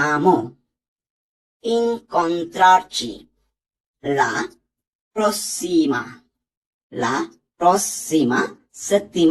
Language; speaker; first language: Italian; non-native, learner; Bangla